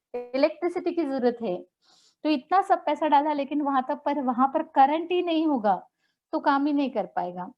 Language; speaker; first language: Hindi; non-native, local second language; Marathi